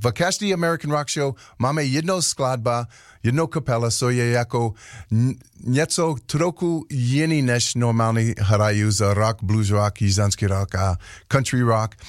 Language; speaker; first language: Czech; non-native, learner; English